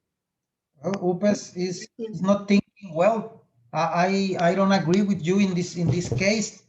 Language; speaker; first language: English; non-native, fluent; Spanish